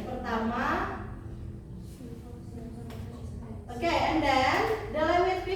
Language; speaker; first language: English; non-native, learner; Indonesian